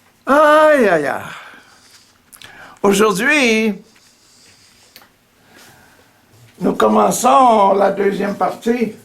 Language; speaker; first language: French; native; French